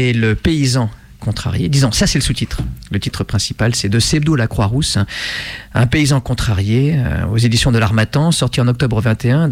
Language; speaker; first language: French; native; French